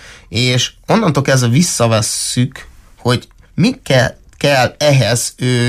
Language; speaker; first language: Hungarian; native; Hungarian